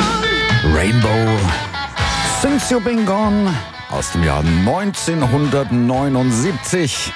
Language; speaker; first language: German; native; German